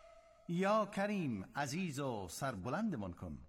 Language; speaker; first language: Persian; native; Persian